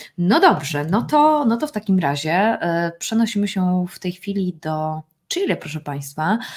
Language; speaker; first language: Polish; native; Polish